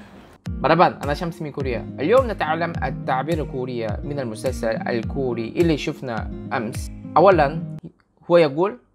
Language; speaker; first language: Arabic; non-native, fluent; Korean